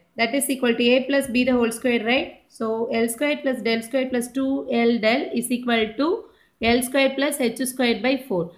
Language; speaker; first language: English; non-native, local second language; Tamil